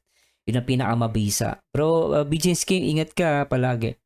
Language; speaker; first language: Filipino; native; Filipino